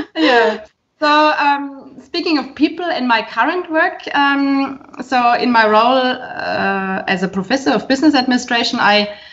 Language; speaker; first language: English; non-native, fluent; German